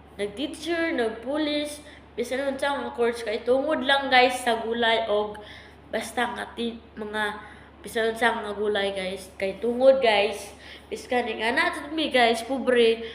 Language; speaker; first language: Cebuano; non-native, local second language; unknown